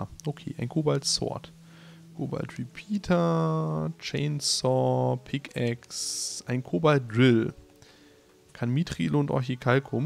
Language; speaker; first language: German; native; German